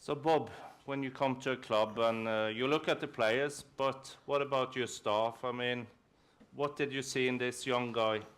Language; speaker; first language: English; non-native, fluent; Norwegian